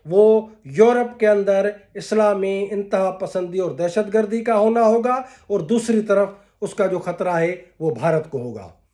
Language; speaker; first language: Urdu; non-native, local second language; Sindhi